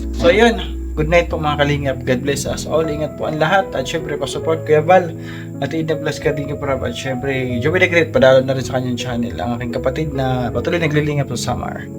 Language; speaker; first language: Filipino; non-native, local second language; Waray